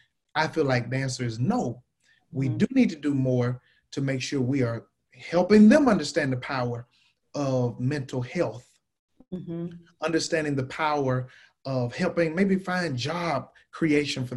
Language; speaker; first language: English; native; English